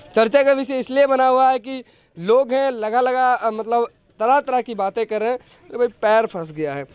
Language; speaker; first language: Hindi; native; Hindi